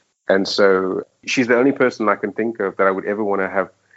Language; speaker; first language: English; native; English